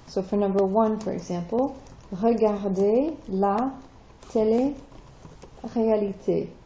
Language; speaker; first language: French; non-native, fluent; English